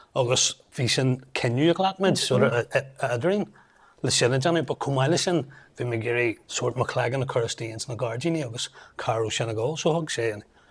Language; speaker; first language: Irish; non-native, local second language; English